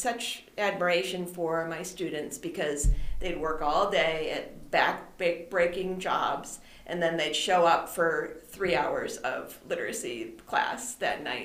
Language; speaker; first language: English; native; English